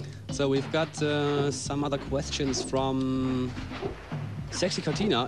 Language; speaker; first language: English; non-native, fluent; German